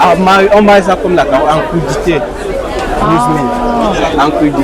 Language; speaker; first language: French; non-native, local second language; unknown